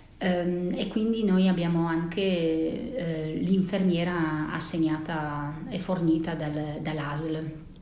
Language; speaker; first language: Italian; non-native, fluent; Polish